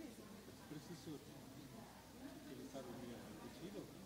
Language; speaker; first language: Portuguese; non-native, fluent; Spanish